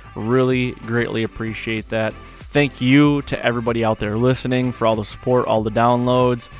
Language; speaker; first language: English; native; English